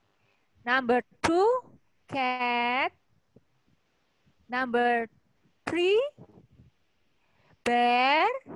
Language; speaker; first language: English; non-native, fluent; Indonesian